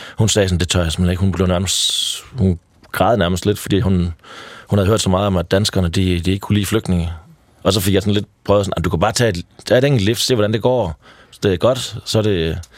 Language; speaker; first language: Danish; native; Danish